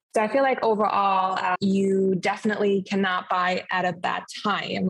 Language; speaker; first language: English; non-native, fluent; German